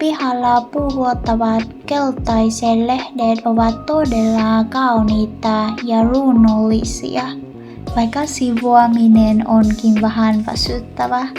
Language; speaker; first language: Finnish; non-native, learner; Vietnamese